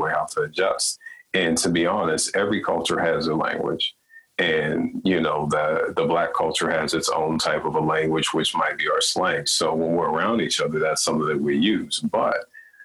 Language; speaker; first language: English; native; English